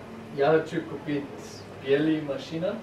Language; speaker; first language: Russian; non-native, learner; English